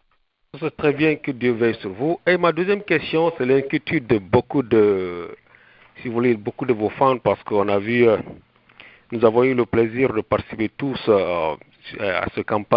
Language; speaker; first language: French; non-native, local second language; Susu